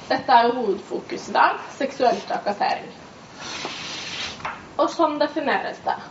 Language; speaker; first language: Norwegian; native; Norwegian